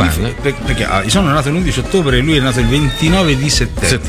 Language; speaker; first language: Italian; native; Italian